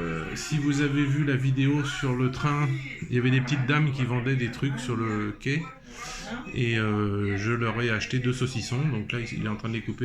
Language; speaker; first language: French; native; French